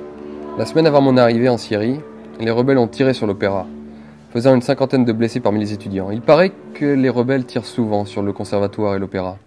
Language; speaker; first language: French; native; French